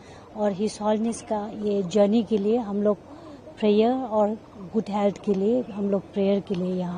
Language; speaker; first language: Hindi; non-native, local second language; Tibetan